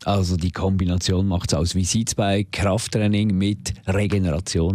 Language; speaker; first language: German; native; German